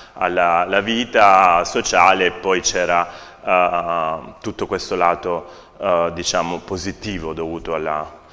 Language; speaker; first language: Italian; native; Italian